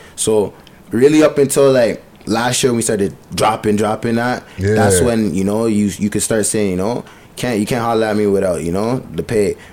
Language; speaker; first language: English; native; English